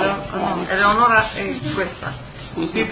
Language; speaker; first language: Italian; early bilingual, heritage; Italian